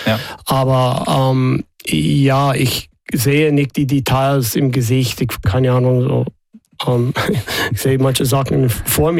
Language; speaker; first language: German; non-native, fluent; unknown